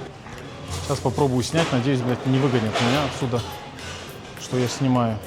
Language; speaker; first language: Russian; native; Russian